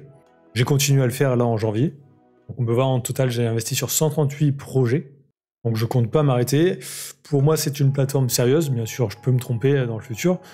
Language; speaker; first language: French; native; French